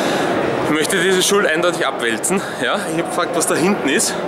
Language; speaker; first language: German; native; German